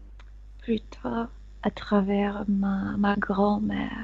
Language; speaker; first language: French; non-native, fluent; Spanish